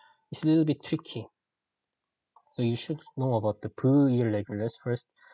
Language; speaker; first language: English; non-native, fluent; Korean